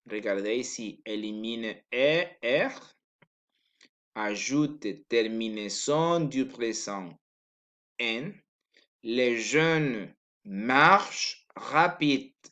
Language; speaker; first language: French; non-native, learner; Spanish